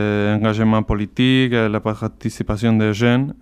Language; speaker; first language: French; non-native, fluent; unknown